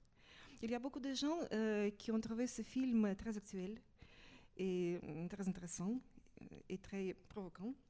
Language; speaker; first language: French; non-native, fluent; Russian